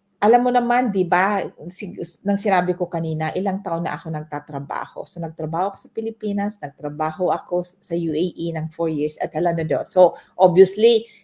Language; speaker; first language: Filipino; non-native, local second language; Bikol